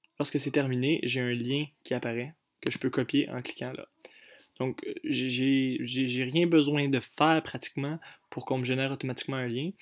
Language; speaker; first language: French; native; French